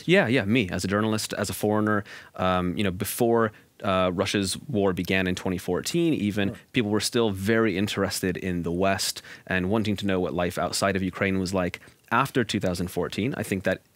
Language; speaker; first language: English; native; English